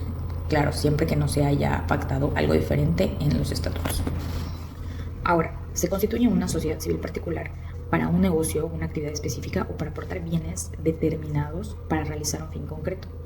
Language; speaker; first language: Spanish; native; Spanish